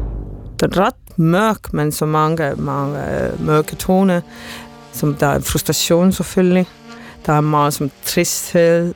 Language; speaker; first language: Danish; non-native, fluent; Estonian